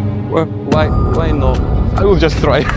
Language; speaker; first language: English; non-native, learner; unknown